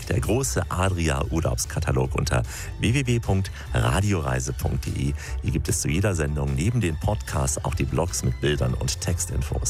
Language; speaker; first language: German; native; German